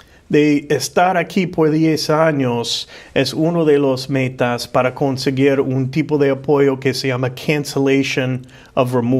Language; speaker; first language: Spanish; non-native, fluent; English